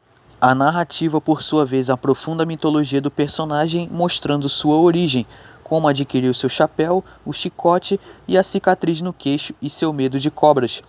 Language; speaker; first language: Portuguese; native; Portuguese